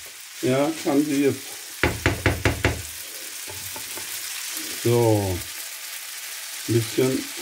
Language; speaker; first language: German; non-native, learner; Urdu